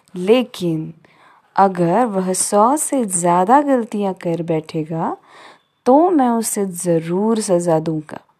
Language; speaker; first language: Hindi; non-native, local second language; Marathi